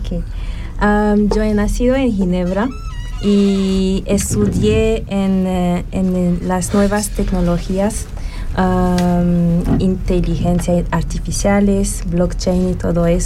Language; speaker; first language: Spanish; early bilingual, heritage; French